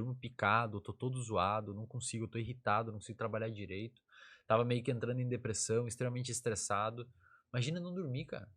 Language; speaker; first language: Portuguese; native; Portuguese